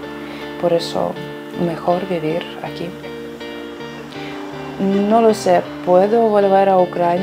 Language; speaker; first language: Spanish; non-native, learner; Ukrainian